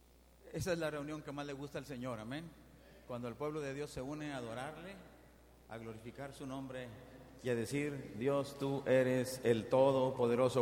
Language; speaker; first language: Spanish; native; Spanish